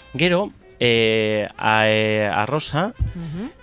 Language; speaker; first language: Basque; non-native, local second language; Spanish